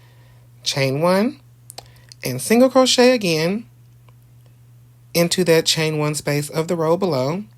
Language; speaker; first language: English; native; English